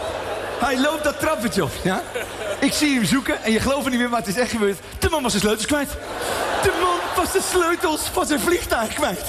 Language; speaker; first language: Dutch; native; Dutch